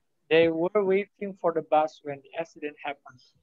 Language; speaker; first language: English; non-native, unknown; Indonesian